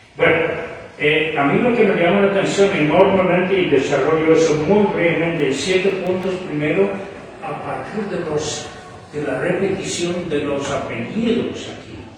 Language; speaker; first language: Spanish; non-native, fluent; French